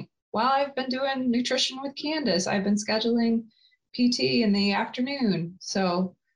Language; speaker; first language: English; native; English